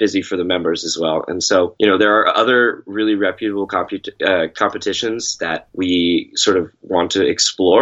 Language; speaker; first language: English; native; English